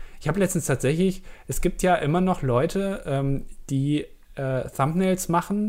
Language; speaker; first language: German; native; German